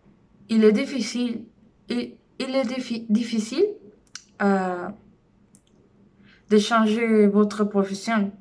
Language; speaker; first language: French; non-native, learner; Spanish